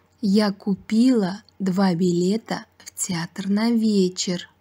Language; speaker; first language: Russian; non-native, fluent; Uzbek